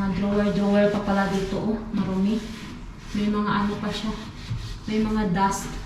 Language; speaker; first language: Filipino; non-native, local second language; Hiligaynon